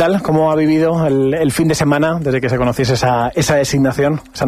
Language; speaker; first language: Spanish; native; Spanish